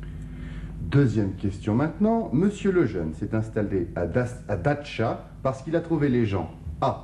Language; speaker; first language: French; native; French